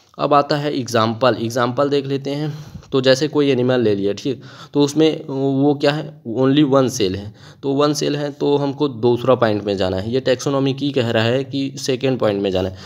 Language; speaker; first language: Hindi; native; Hindi